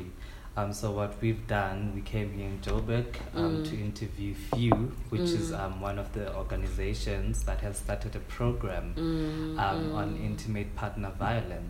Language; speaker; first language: English; non-native, local second language; Xhosa